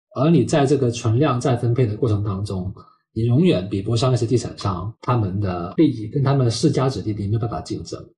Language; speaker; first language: Chinese; non-native, local second language; Cantonese